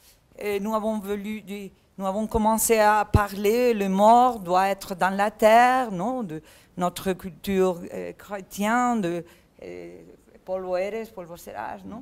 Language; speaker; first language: French; non-native, learner; Catalan